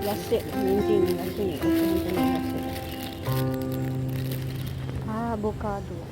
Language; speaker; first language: Japanese; non-native, learner; Filipino